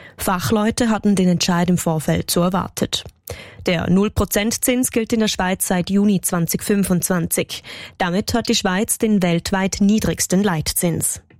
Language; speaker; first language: German; native; German